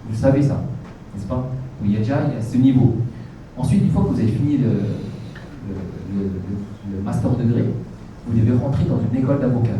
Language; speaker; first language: French; native; French